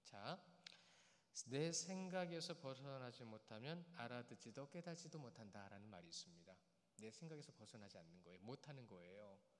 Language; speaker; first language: Korean; native; Korean